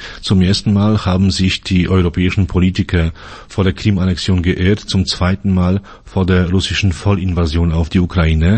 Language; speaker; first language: German; non-native, fluent; Polish